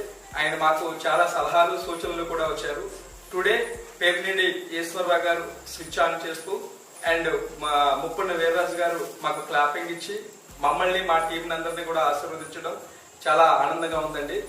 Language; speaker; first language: Telugu; native; Telugu